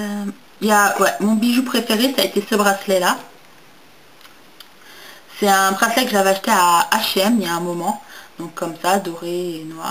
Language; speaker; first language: French; native; French